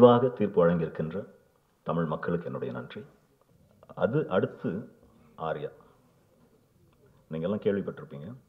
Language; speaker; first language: Tamil; native; Tamil